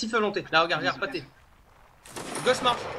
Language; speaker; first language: French; native; French